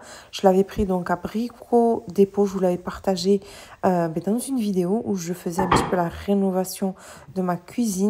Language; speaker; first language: French; native; French